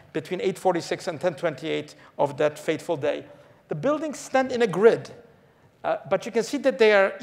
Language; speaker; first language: English; early bilingual, other home language; Polish